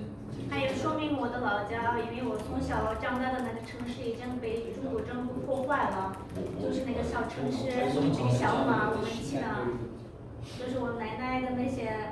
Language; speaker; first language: Chinese; non-native, local second language; Uyghur